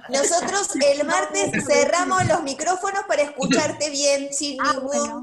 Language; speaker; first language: Spanish; native; Spanish